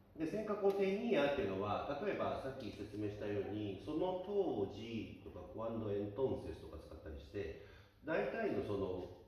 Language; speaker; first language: Japanese; native; Japanese